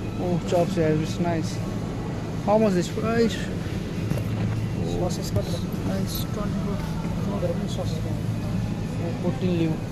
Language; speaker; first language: English; non-native, learner; Nepali